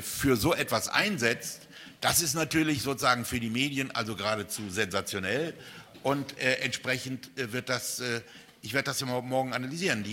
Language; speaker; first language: German; native; German